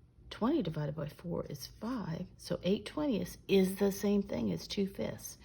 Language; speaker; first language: English; native; English